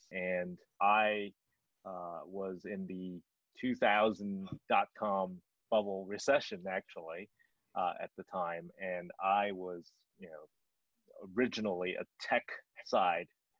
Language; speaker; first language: English; non-native, local second language; Cantonese